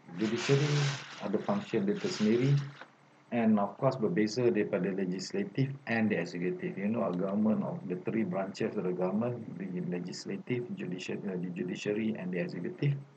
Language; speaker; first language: English; non-native, local second language; Malay